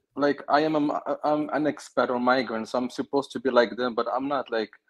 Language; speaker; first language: English; non-native, fluent; Arabic